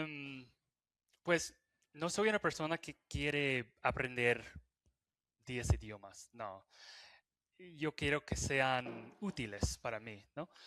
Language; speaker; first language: Spanish; non-native, fluent; English